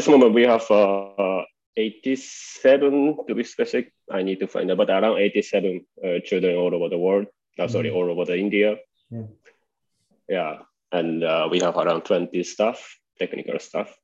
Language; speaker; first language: English; non-native, fluent; Japanese